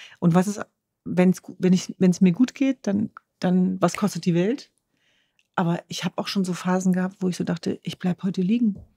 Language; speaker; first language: German; early bilingual, other home language; Kurdish